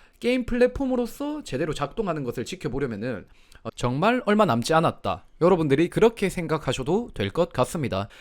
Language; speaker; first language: Korean; native; Korean